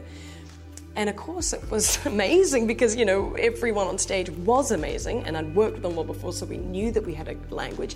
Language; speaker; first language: English; native; English